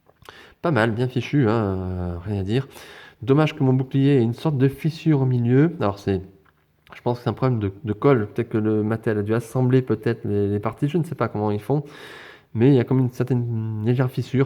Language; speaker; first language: French; native; French